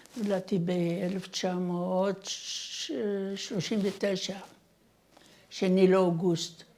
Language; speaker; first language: Hebrew; non-native, fluent; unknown